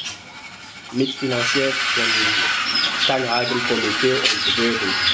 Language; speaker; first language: German; non-native, fluent; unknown